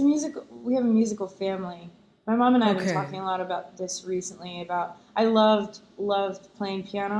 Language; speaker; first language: English; native; English